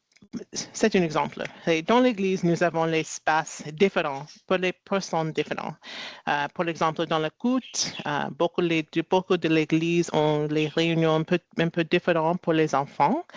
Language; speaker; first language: French; non-native, learner; English